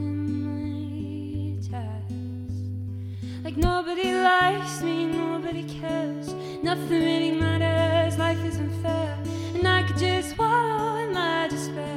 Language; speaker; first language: English; native; English